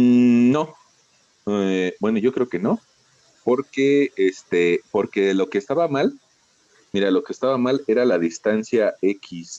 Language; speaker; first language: Spanish; native; Spanish